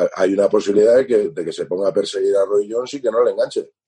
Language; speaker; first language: Spanish; native; Spanish